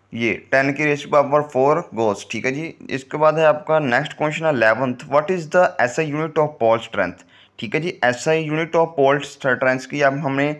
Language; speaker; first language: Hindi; non-native, local second language; Punjabi